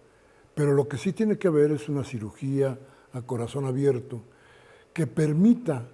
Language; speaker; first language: Spanish; native; Spanish